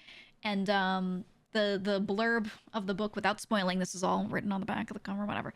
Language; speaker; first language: English; native; English